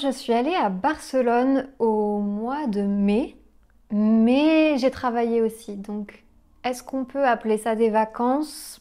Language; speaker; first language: French; native; French